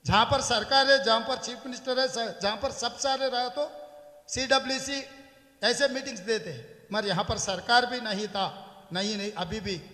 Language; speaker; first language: Hindi; non-native, local second language; Telugu